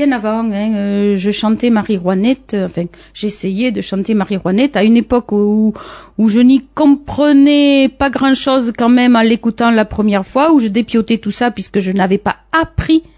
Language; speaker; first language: French; native; French